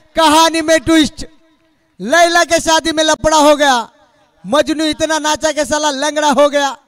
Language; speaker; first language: Hindi; non-native, local second language; Marathi